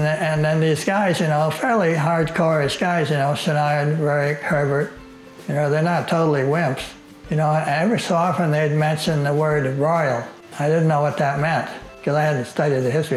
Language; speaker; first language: English; native; English